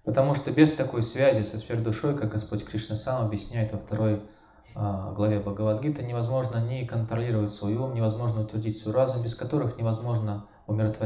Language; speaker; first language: Russian; native; Russian